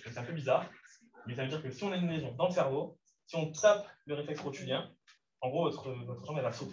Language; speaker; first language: French; native; French